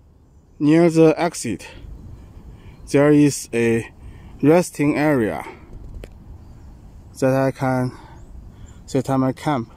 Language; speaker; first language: English; non-native, learner; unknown